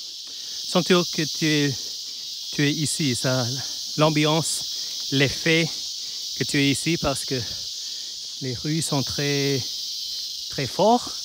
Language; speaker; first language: French; non-native, learner; Chinese